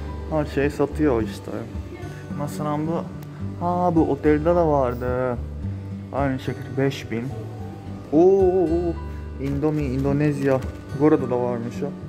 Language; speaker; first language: Turkish; non-native, fluent; Japanese